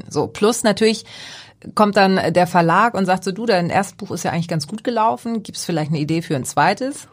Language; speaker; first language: German; early bilingual, other home language; Greek